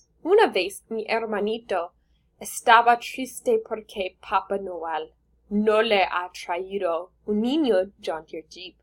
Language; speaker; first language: Spanish; non-native, learner; English